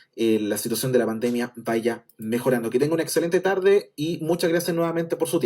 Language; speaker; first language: Spanish; native; Spanish